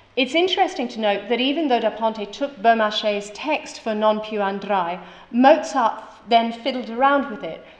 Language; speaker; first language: English; native; English